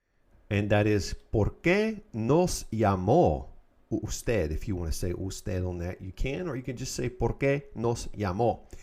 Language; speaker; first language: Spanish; non-native, fluent; English